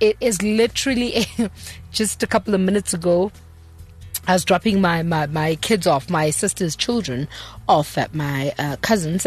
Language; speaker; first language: English; non-native, local second language; Xhosa